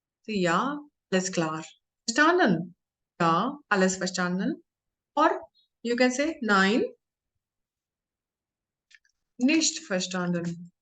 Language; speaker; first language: German; non-native, learner; Hindi